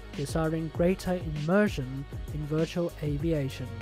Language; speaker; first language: English; non-native, local second language; Cantonese